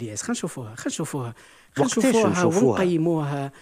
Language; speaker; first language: Arabic; native; Arabic